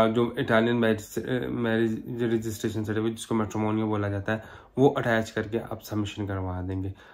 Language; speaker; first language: Urdu; non-native, local second language; Punjabi